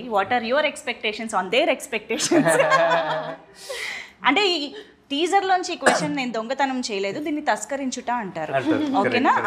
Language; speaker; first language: Telugu; native; Telugu